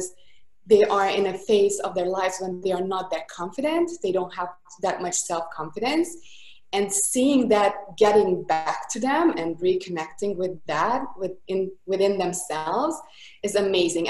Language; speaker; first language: English; non-native, fluent; Hungarian